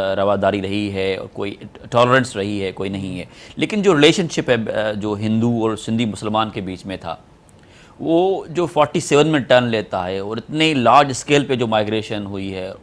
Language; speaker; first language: Urdu; non-native, local second language; Sindhi